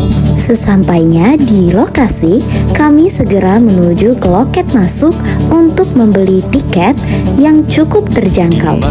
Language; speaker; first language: Indonesian; native; Indonesian